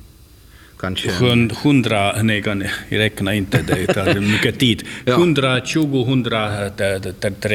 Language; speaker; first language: Swedish; non-native, learner; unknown